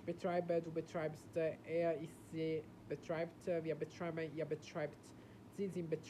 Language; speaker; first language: German; non-native, learner; Italian